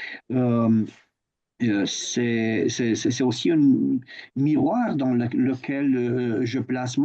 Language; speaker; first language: French; non-native, fluent; Romanian